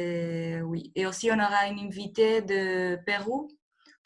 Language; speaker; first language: French; non-native, fluent; Spanish